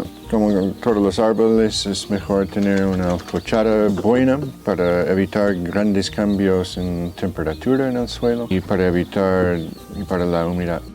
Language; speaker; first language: Spanish; non-native, fluent; English